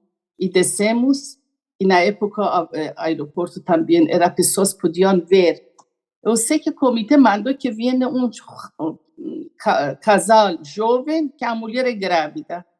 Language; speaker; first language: Portuguese; non-native, learner; Persian